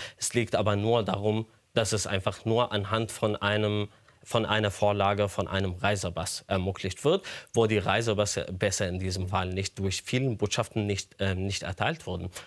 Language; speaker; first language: German; non-native, fluent; Arabic